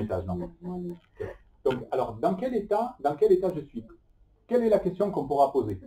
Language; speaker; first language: French; native; French